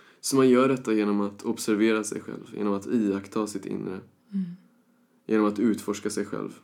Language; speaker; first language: Swedish; early bilingual, other home language; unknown